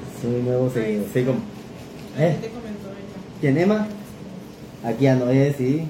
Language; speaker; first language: Spanish; native; Spanish